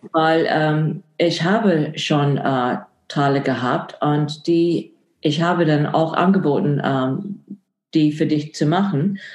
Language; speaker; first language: German; non-native, fluent; English